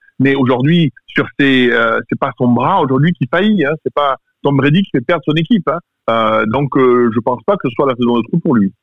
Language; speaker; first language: French; native; French